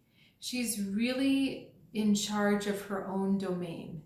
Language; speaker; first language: English; native; English